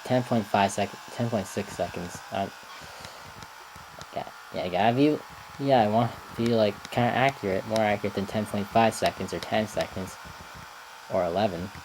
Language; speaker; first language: English; native; English